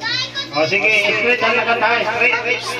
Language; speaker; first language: Filipino; non-native, local second language; Bikol